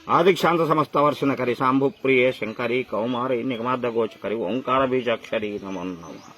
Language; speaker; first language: Telugu; native; Telugu